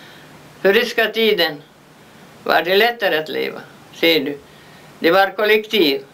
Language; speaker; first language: Swedish; early bilingual, heritage; Swedish